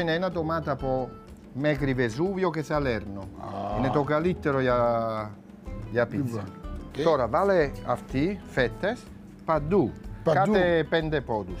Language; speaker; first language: Greek; non-native, learner; Italian